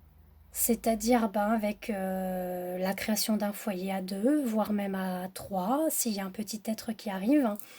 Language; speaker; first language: French; native; French